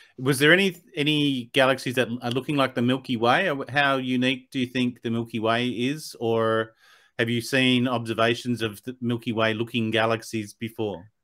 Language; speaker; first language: English; native; English